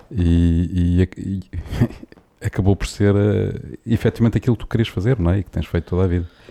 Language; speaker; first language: Portuguese; native; Portuguese